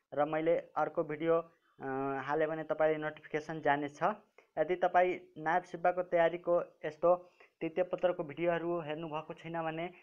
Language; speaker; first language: Nepali; non-native, local second language; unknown